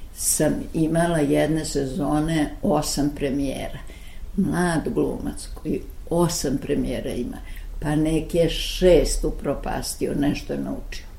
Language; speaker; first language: Serbian; native; Serbian